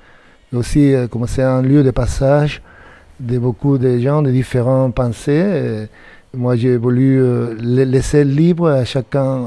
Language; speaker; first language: French; non-native, fluent; Spanish